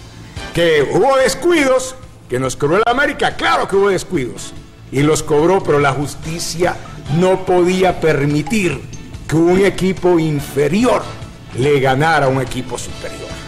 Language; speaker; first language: Spanish; native; Spanish